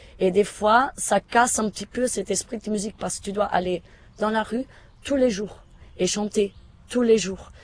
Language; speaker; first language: French; non-native, fluent; Portuguese